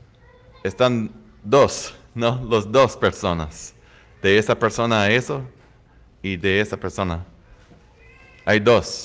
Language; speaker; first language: Spanish; non-native, fluent; English